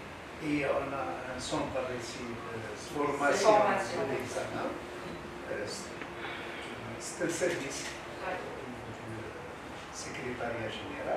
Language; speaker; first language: French; non-native, local second language; Arabic